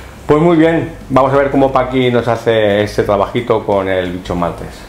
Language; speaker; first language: Spanish; native; Spanish